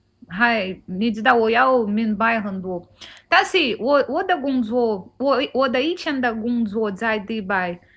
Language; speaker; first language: Chinese; non-native, learner; Portuguese